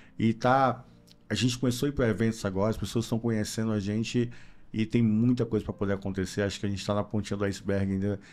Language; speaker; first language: Portuguese; native; Portuguese